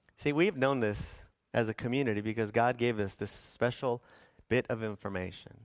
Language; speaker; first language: English; early bilingual, other home language; Spanish